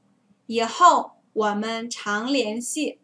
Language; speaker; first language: Chinese; non-native, learner; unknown